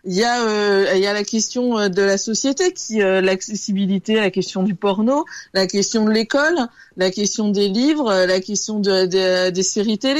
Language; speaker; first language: French; native; French